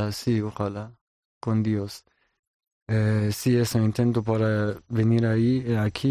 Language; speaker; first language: Spanish; non-native, learner; Persian